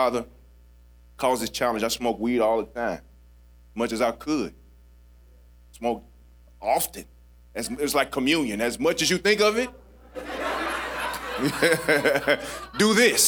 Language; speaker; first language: English; native; English